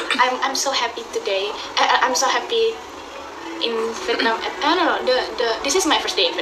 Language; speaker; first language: English; non-native, learner; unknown